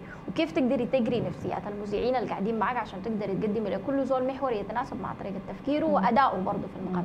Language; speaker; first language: Arabic; native; Arabic